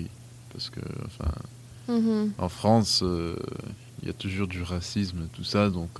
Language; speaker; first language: French; non-native, fluent; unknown